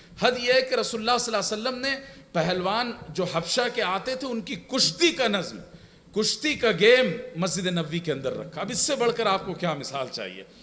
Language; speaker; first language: Urdu; native; Urdu